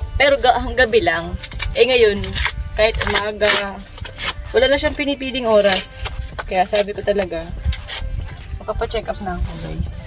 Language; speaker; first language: Filipino; non-native, local second language; Bikol